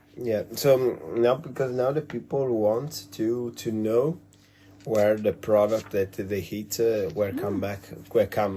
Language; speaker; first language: English; non-native, learner; Italian